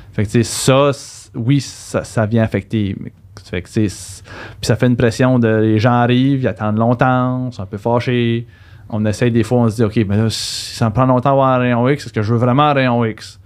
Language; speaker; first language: French; native; French